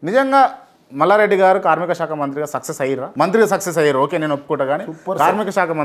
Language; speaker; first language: Telugu; native; Telugu